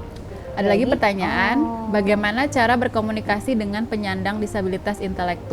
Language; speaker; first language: Indonesian; native; Indonesian